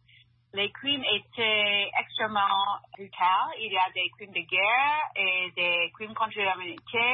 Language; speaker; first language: French; non-native, fluent; English